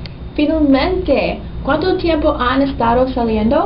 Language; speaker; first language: Spanish; non-native, learner; English